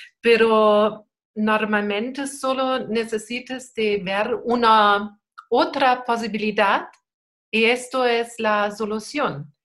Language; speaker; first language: Spanish; non-native, learner; German